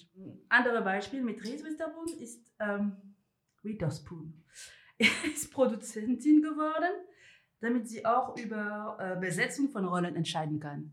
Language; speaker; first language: German; non-native, fluent; French